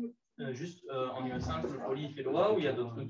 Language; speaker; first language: French; native; French